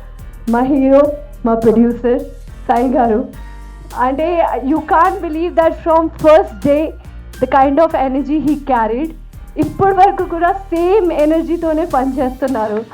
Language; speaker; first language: Telugu; non-native, fluent; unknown